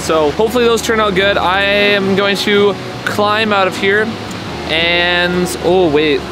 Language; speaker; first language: English; native; English